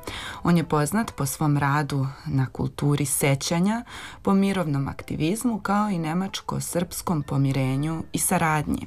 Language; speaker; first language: Serbian; native; Serbian